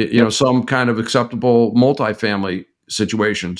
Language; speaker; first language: English; native; English